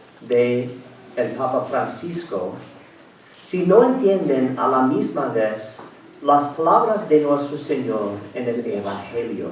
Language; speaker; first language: Spanish; non-native, fluent; English